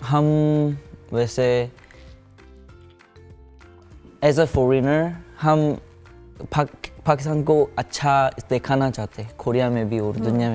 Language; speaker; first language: Hindi; non-native, learner; Korean